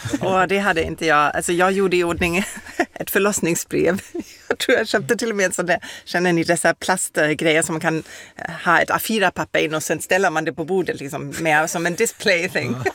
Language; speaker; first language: Swedish; non-native, fluent; German